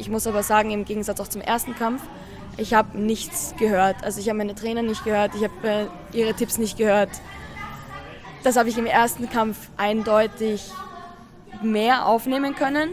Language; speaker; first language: German; native; German